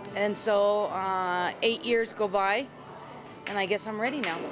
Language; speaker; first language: English; native; English